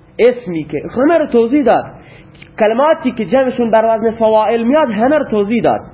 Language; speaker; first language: Persian; non-native, local second language; Baluchi